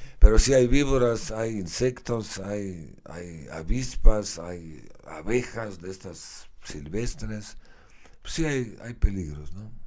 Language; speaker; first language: Spanish; non-native, fluent; Slovenian